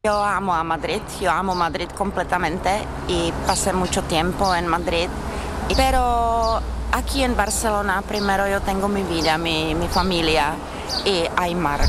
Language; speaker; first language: Spanish; non-native, fluent; Czech